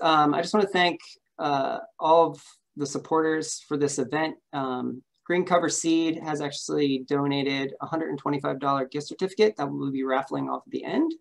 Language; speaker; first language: English; native; English